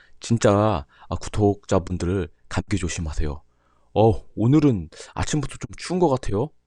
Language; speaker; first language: Korean; native; Korean